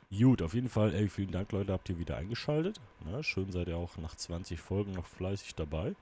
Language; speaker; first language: German; native; German